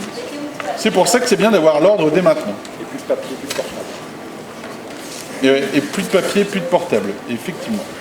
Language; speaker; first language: French; native; French